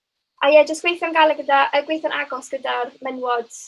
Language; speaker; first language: Welsh; native; Welsh